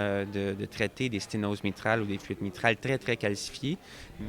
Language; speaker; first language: French; native; French